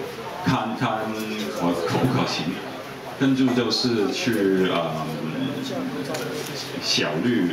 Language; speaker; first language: Chinese; non-native, local second language; Cantonese